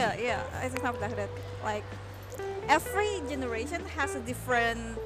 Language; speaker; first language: English; non-native, fluent; Malay